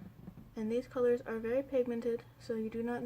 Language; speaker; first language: English; native; English